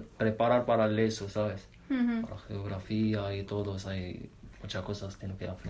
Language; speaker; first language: Spanish; non-native, learner; Arabic